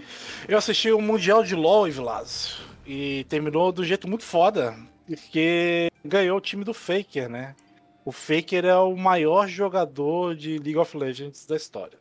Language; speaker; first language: Portuguese; native; Portuguese